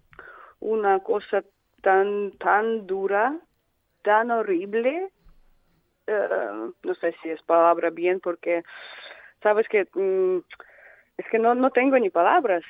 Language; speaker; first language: Spanish; non-native, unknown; Russian